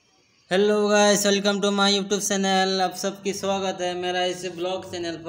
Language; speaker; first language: Hindi; non-native, local second language; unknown